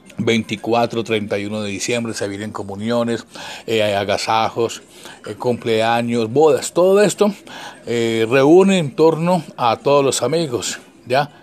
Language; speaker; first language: Spanish; native; Spanish